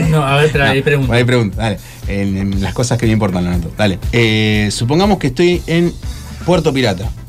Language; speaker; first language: Spanish; native; Spanish